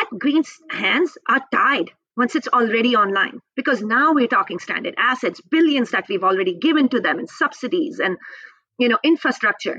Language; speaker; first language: English; non-native, local second language; Hindi